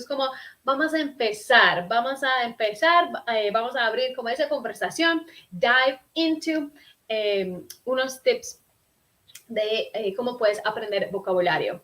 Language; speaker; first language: Spanish; non-native, fluent; English